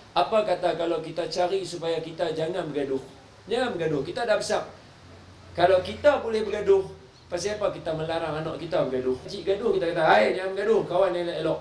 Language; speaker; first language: Malay; native; Malay